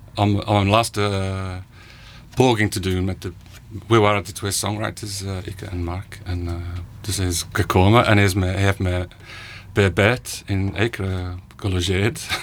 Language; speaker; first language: Dutch; non-native, fluent; English